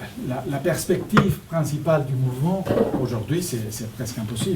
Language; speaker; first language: French; non-native, fluent; Spanish